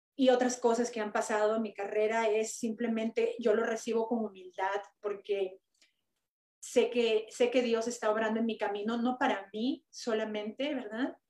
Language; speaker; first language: Spanish; native; Spanish